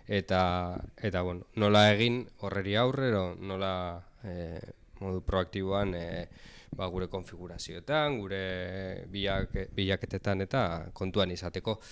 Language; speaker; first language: Basque; native; Basque